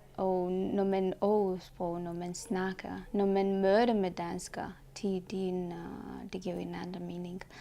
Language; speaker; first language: Danish; non-native, learner; Romanian